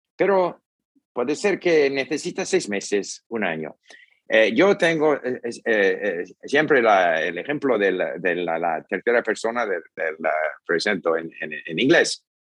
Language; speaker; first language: Spanish; non-native, fluent; English